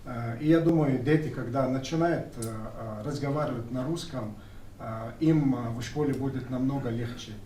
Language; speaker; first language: Russian; non-native, fluent; Arabic